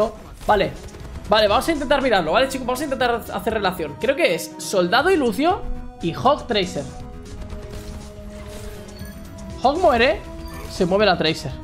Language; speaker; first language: Spanish; native; Spanish